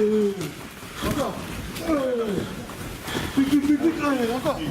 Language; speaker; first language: French; native; French